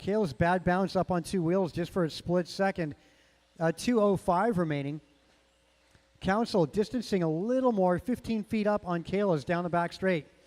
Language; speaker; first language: English; native; English